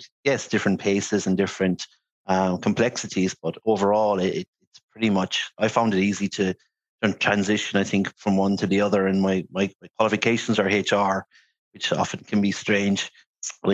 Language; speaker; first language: English; native; English